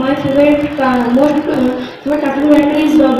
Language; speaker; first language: English; non-native, learner; Bangla